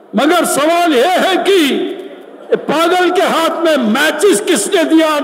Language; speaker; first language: Hindi; non-native, local second language; Kannada